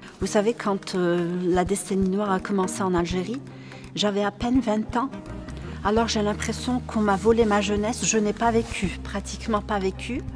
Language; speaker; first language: French; non-native, local second language; Arabic